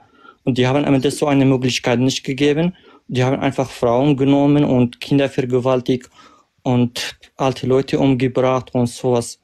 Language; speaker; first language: German; non-native, learner; Kurdish